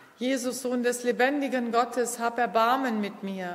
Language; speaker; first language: German; native; German